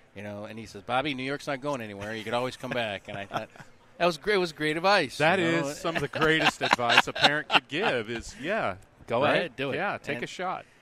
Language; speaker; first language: English; native; English